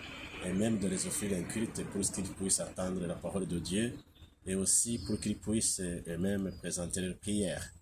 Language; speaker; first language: French; non-native, local second language; Kinyarwanda